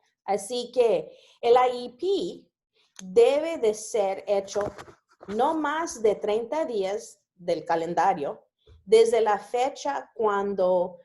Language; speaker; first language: Spanish; early bilingual, heritage; Spanish